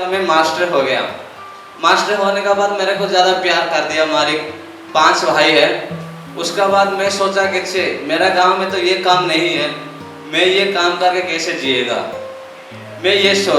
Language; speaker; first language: Hindi; non-native, local second language; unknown